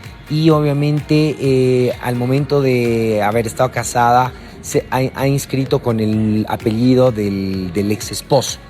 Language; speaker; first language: Spanish; native; Spanish